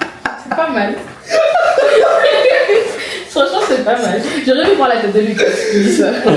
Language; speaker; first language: French; native; French